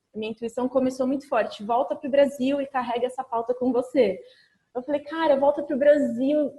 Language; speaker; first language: Portuguese; native; Portuguese